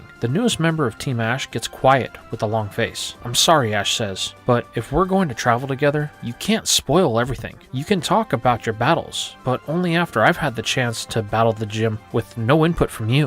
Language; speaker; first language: English; native; English